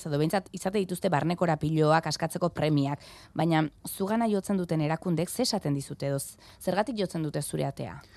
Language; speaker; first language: Basque; native; Basque